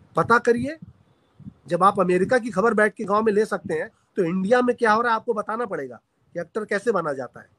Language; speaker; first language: Hindi; native; Hindi